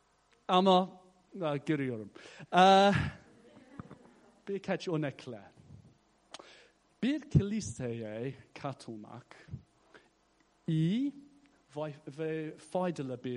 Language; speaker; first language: Turkish; non-native, fluent; English